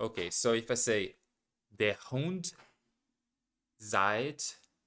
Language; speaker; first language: German; non-native, learner; English